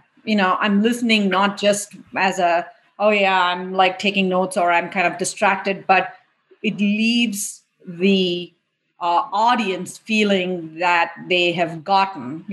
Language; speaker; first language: English; non-native, local second language; Tamil